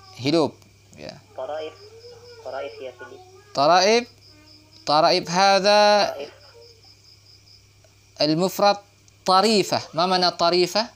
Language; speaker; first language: Arabic; non-native, fluent; Indonesian